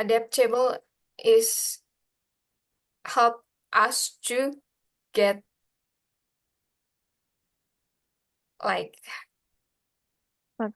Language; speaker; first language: English; non-native, learner; Indonesian